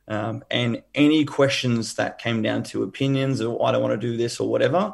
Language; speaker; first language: English; native; English